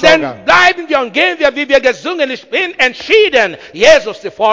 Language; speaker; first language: German; non-native, learner; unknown